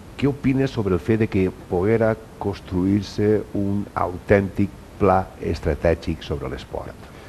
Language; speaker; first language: Catalan; native; Catalan